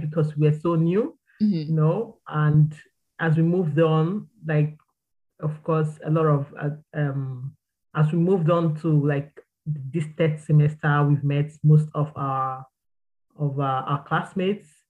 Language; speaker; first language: English; non-native, local second language; Igbo